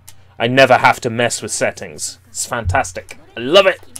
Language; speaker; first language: English; native; English